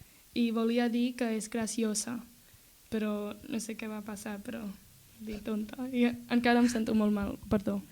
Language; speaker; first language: Catalan; non-native, learner; English